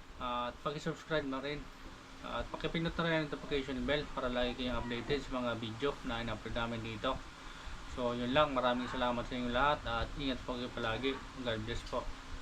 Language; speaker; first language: Filipino; non-native, local second language; Bikol